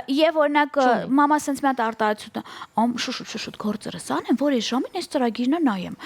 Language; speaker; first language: Armenian; native; Armenian